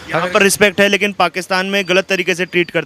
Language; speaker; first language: Hindi; native; Hindi